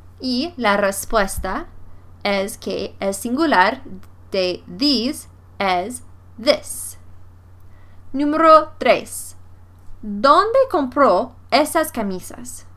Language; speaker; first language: Spanish; non-native, fluent; English